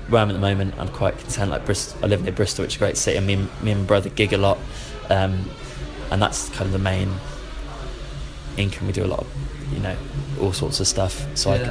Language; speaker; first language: English; native; English